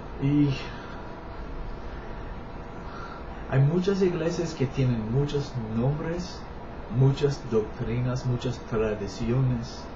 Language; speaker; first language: Spanish; non-native, learner; English